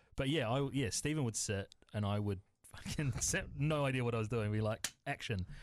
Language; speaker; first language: English; native; English